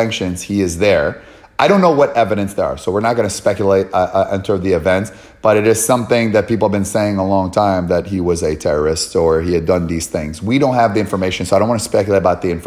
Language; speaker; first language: English; native; English